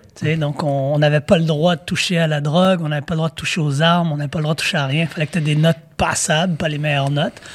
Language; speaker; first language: French; native; French